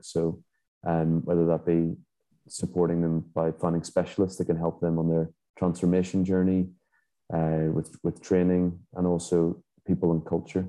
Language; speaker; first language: English; native; English